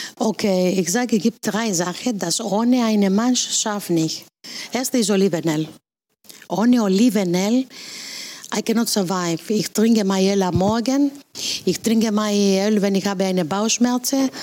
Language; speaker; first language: German; non-native, fluent; Greek